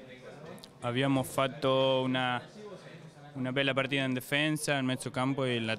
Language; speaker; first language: Italian; non-native, learner; Spanish